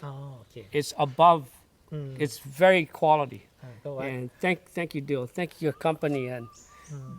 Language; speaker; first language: English; non-native, learner; Thai